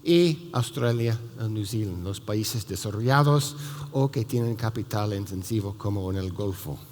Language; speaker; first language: Spanish; non-native, fluent; English